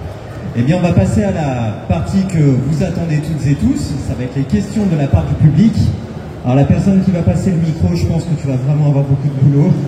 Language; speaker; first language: French; native; French